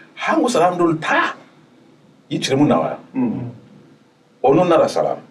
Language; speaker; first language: Korean; non-native, learner; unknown